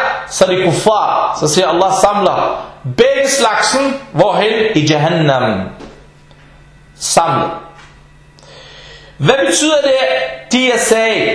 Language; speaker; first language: Danish; early bilingual, other home language; Arabic